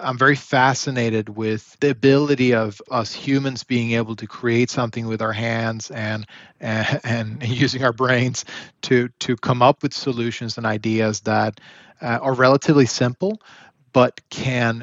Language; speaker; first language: English; native; English